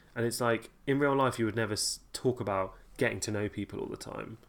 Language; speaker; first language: English; native; English